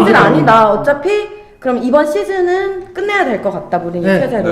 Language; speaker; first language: Korean; native; Korean